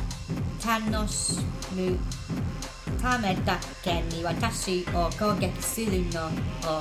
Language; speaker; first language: Japanese; non-native, learner; English